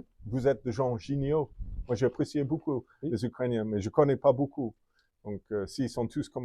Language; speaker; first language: French; non-native, fluent; English